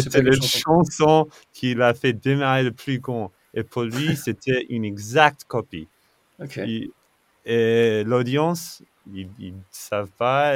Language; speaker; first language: French; non-native, fluent; English